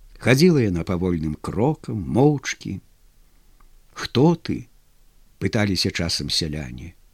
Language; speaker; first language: Belarusian; native; Belarusian